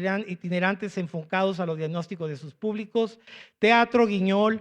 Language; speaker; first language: Spanish; native; Spanish